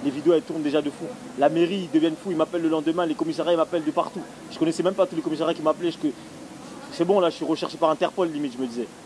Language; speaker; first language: French; native; French